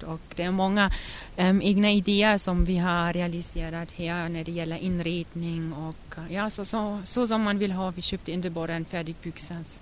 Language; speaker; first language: Swedish; non-native, fluent; German